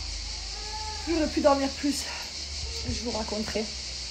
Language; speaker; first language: French; native; French